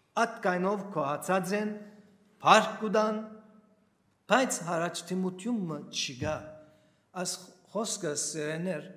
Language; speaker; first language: Armenian; early bilingual, heritage; Armenian